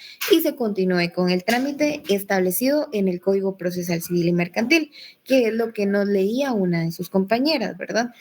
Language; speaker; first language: Spanish; native; Spanish